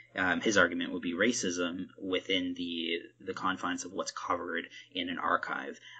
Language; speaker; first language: English; native; English